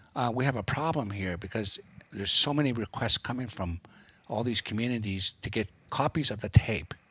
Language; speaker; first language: English; native; English